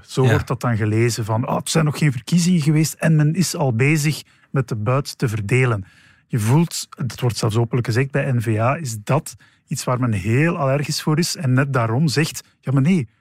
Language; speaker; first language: Dutch; native; Dutch